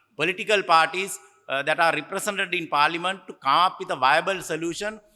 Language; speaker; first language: English; non-native, local second language; Sinhala